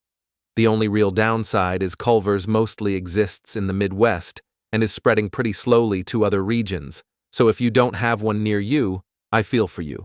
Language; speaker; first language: English; native; English